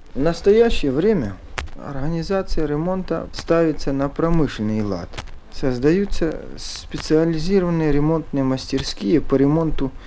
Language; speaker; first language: Russian; native; Russian